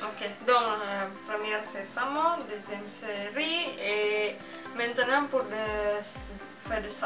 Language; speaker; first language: French; non-native, learner; Indonesian